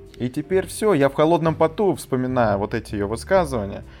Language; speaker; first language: Russian; native; Russian